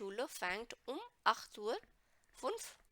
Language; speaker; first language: German; non-native, fluent; Hindi